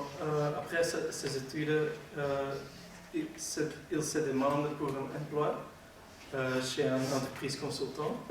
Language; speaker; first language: French; non-native, learner; Dutch